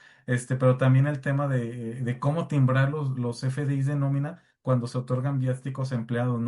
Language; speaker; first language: Spanish; native; Spanish